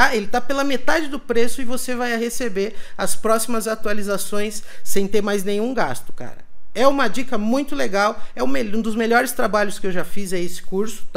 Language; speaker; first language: Portuguese; native; Portuguese